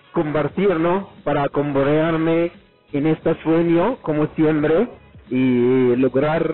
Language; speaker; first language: Spanish; non-native, fluent; Arabic